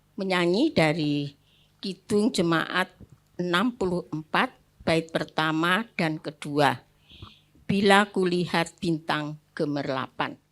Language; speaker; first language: Indonesian; native; Indonesian